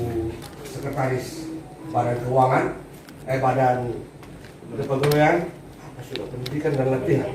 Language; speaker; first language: Indonesian; native; Indonesian